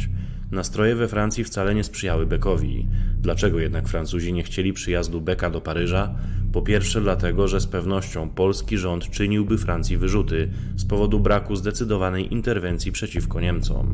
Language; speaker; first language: Polish; native; Polish